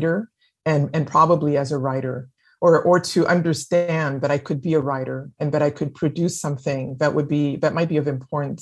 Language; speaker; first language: English; non-native, fluent; French